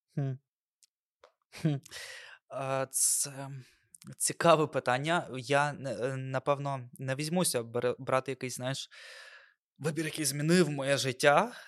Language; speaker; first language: Ukrainian; non-native, local second language; Russian